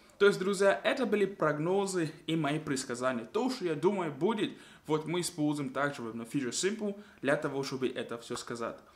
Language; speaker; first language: Russian; non-native, fluent; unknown